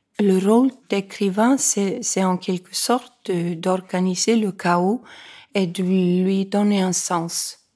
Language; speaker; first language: French; non-native, fluent; Icelandic